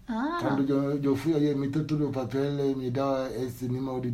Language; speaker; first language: Spanish; non-native, learner; Wolof